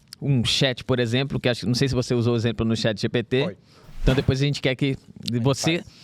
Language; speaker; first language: Portuguese; native; Portuguese